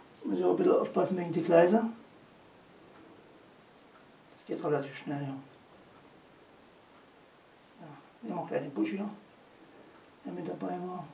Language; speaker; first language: German; native; German